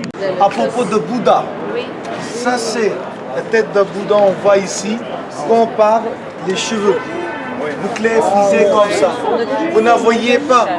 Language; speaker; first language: French; non-native, fluent; Hindi